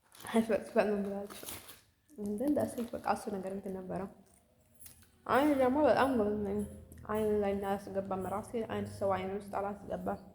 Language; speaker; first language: Amharic; early bilingual, heritage; Amharic